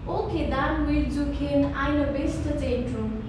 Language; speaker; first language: German; non-native, learner; Nepali